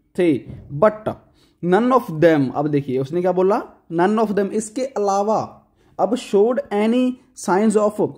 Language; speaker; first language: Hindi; non-native, local second language; Punjabi